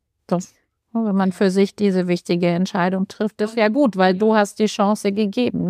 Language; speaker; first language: German; native; German